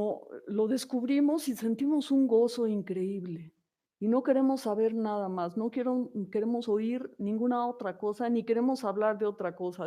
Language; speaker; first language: Spanish; native; Spanish